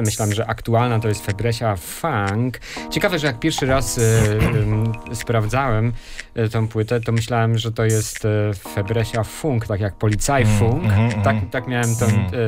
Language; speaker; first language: Polish; native; Polish